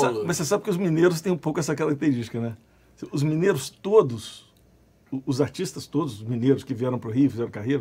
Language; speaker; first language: Portuguese; native; Portuguese